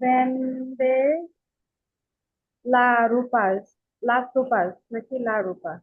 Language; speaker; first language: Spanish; non-native, learner; Bangla